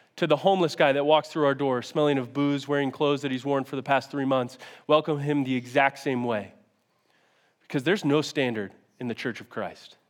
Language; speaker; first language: English; native; English